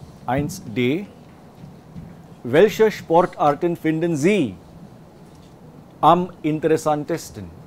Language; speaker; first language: German; non-native, fluent; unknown